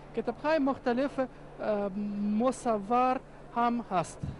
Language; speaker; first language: Persian; non-native, learner; Ukrainian